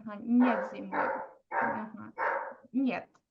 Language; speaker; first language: Russian; non-native, fluent; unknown